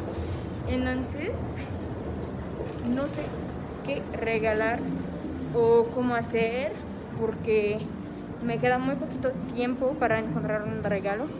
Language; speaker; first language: Spanish; non-native, learner; French